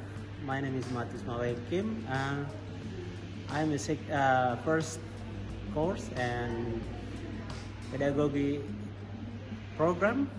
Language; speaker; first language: English; non-native, fluent; Indonesian